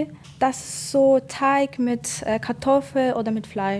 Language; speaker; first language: German; non-native, fluent; Ukrainian